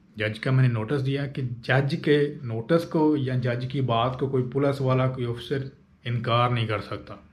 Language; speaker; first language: Urdu; non-native, local second language; Punjabi